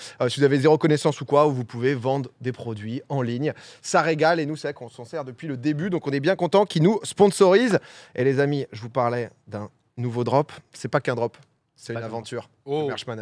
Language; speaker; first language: French; native; French